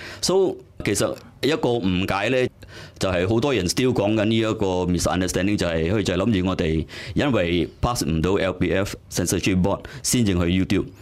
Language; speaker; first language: Cantonese; native; Cantonese